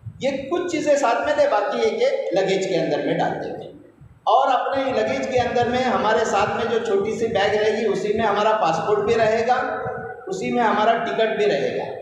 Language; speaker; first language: Urdu; non-native, local second language; Konkani